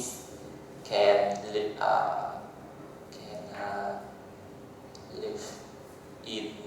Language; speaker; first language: English; non-native, learner; Vietnamese